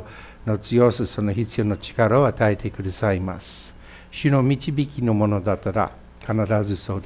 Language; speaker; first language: Japanese; non-native, fluent; English